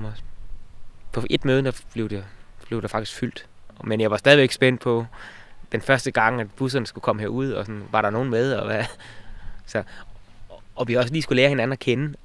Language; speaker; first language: Danish; native; Danish